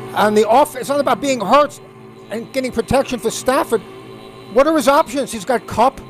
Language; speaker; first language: English; native; English